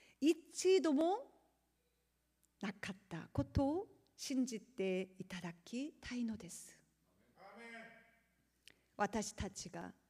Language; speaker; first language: Japanese; non-native, learner; Korean